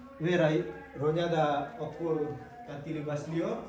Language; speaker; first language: Turkish; non-native, learner; Indonesian